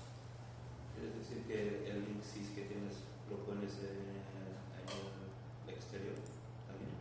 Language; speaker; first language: Spanish; non-native, learner; Portuguese